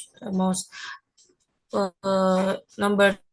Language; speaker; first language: English; non-native, learner; Indonesian